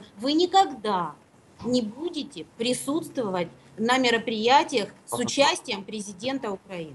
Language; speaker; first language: Russian; native; Russian